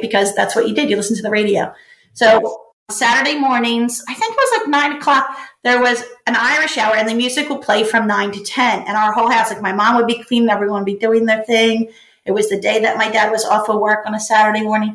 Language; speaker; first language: English; native; English